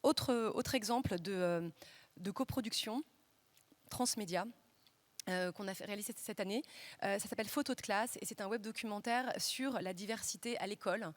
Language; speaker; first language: French; native; French